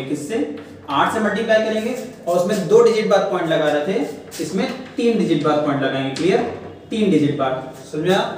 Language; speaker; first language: Hindi; native; Hindi